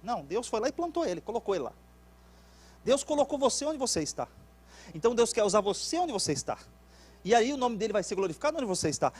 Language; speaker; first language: Portuguese; native; Portuguese